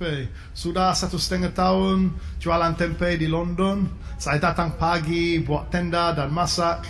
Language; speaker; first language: Indonesian; non-native, fluent; English